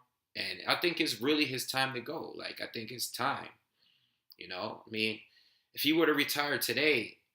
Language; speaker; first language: English; native; English